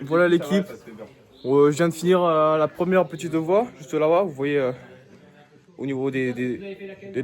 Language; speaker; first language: French; native; French